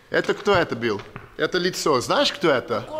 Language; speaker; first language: Russian; non-native, learner; English